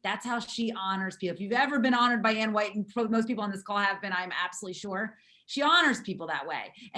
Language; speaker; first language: English; native; English